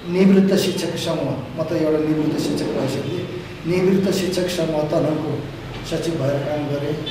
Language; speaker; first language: Nepali; non-native, local second language; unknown